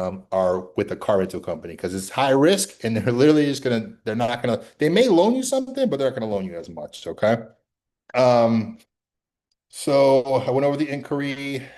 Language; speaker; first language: English; native; English